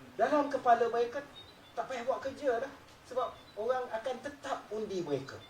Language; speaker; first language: Malay; native; Malay